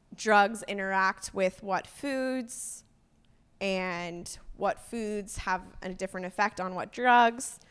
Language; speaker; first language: English; native; English